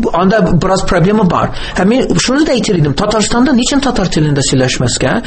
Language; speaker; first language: Tatar; early bilingual, heritage; Tatar